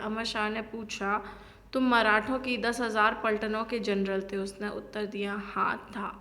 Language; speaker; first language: Hindi; native; Hindi